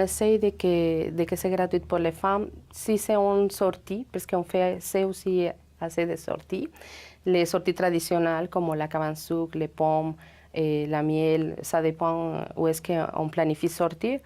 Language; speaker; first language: French; non-native, fluent; Spanish